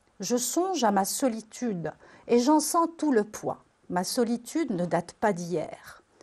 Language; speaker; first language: French; non-native, local second language; Arabic